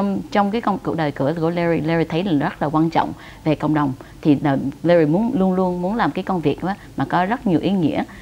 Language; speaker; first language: Vietnamese; early bilingual, heritage; Vietnamese